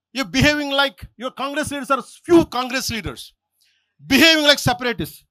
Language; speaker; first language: English; non-native, local second language; Telugu